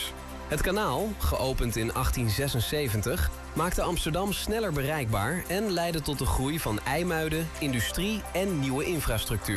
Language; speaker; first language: Dutch; native; Dutch